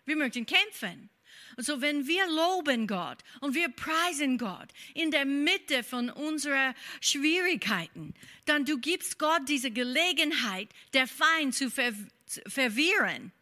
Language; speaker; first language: German; non-native, fluent; English